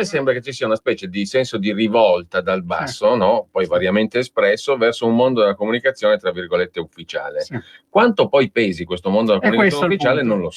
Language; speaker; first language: Italian; native; Italian